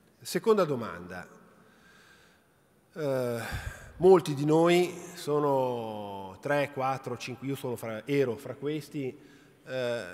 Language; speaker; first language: Italian; native; Italian